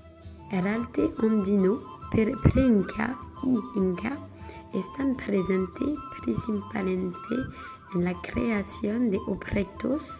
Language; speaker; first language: Spanish; non-native, learner; French